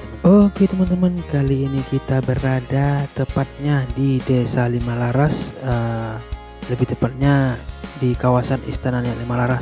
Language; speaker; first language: Indonesian; non-native, local second language; Malay